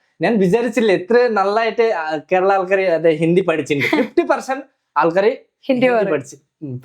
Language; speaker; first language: Malayalam; non-native, local second language; Bangla